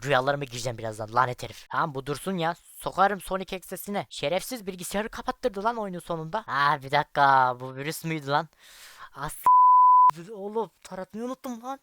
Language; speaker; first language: Turkish; native; Turkish